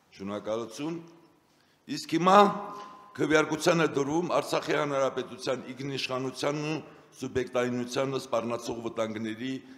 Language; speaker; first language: Armenian; native; Armenian